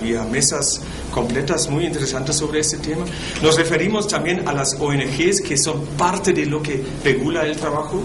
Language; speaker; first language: Spanish; non-native, fluent; German